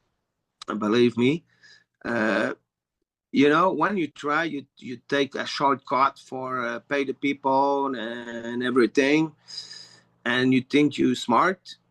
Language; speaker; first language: English; non-native, learner; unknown